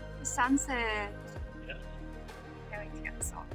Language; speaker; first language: English; non-native, local second language; Filipino